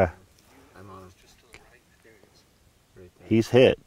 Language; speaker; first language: English; native; English